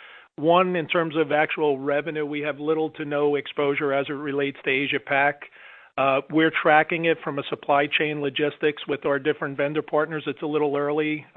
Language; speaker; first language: English; native; English